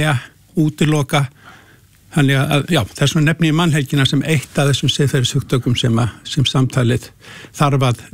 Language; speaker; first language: Icelandic; native; Icelandic